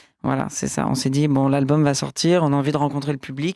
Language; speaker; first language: French; native; French